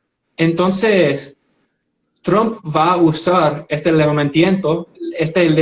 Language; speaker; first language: Spanish; non-native, fluent; English